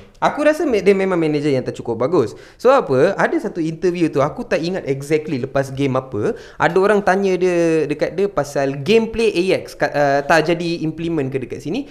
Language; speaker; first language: Malay; non-native, local second language; Tamil